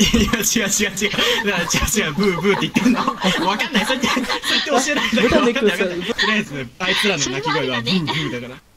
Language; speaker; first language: Japanese; native; Japanese